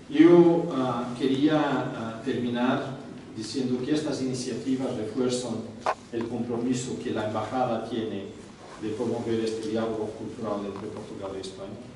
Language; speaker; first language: Spanish; non-native, fluent; Portuguese